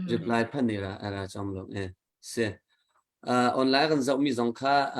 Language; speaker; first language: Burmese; non-native, local second language; Hakha Chin